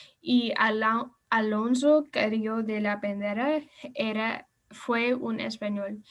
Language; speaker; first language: Spanish; non-native, learner; English